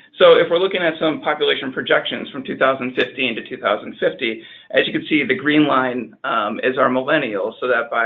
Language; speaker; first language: English; native; English